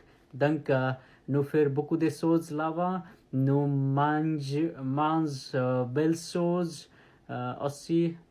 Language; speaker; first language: French; non-native, learner; Nepali